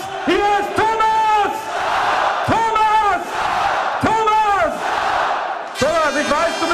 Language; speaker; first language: German; native; German